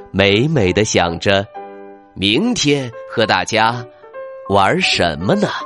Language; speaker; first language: Chinese; native; Chinese